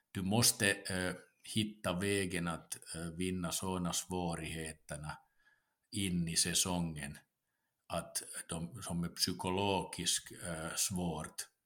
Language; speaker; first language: Swedish; non-native, local second language; Finnish